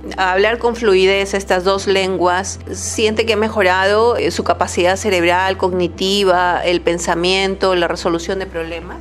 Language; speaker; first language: Spanish; native; Spanish